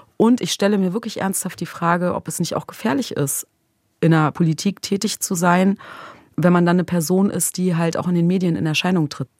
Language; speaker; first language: German; early bilingual, other home language; Croatian